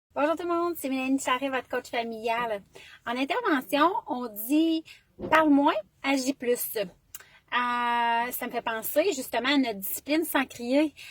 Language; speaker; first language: French; native; French